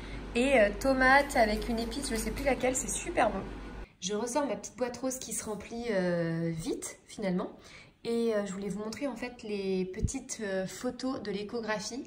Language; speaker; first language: French; native; French